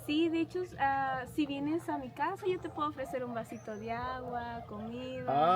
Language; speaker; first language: Spanish; native; Spanish